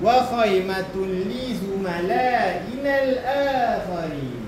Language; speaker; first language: Arabic; non-native, learner; Malay